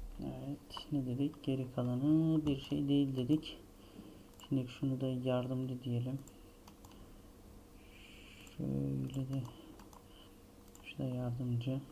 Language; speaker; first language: Turkish; native; Turkish